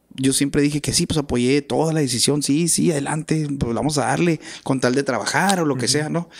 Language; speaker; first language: Spanish; native; Spanish